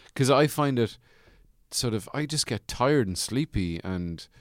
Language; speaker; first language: English; native; English